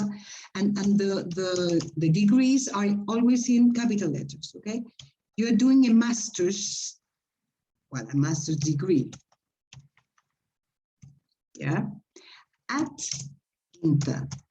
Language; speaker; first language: English; non-native, fluent; Spanish